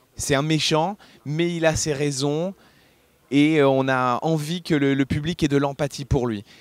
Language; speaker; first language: French; native; French